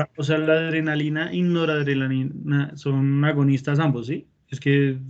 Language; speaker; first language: Spanish; native; Spanish